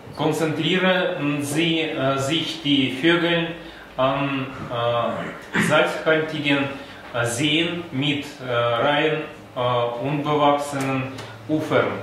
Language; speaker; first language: German; non-native, learner; Russian